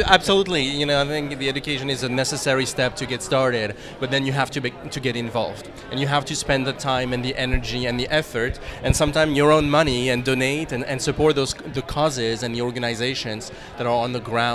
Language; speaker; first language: English; non-native, fluent; French